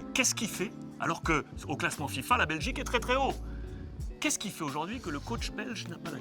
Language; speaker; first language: French; native; French